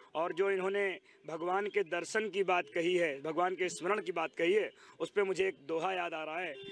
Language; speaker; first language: Hindi; native; Hindi